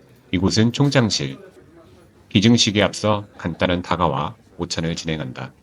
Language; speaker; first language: Korean; native; Korean